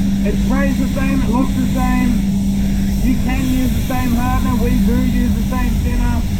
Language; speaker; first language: English; native; English